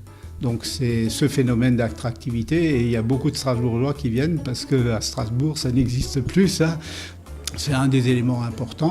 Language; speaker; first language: French; native; French